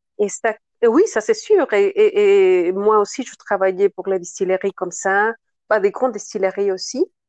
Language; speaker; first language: French; non-native, fluent; Spanish